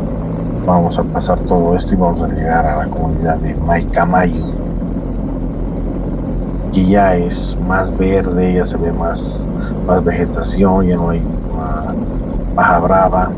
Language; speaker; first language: Spanish; native; Spanish